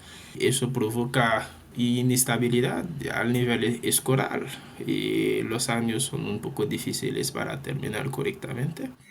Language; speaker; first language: Spanish; non-native, fluent; French